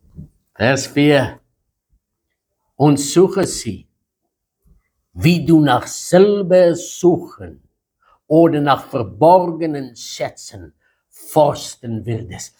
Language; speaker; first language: German; non-native, fluent; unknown